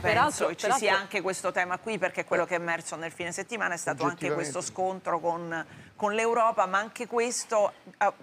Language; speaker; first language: Italian; native; Italian